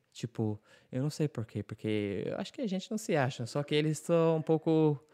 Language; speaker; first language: Portuguese; non-native, learner; English